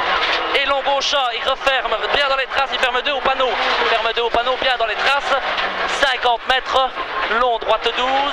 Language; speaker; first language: French; native; French